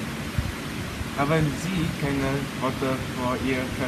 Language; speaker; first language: German; non-native, learner; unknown